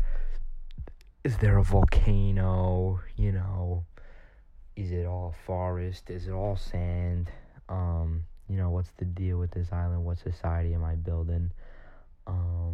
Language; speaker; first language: English; native; English